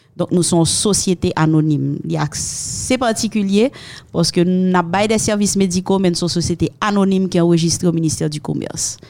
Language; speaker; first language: French; non-native, local second language; Haitian Creole